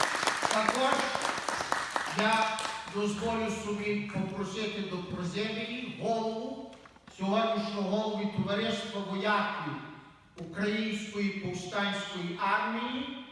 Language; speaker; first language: Ukrainian; native; Ukrainian